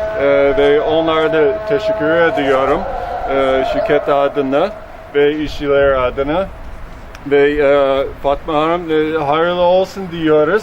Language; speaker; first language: Turkish; non-native, learner; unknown